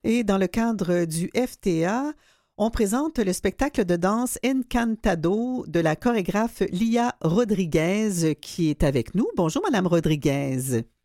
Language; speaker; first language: French; native; French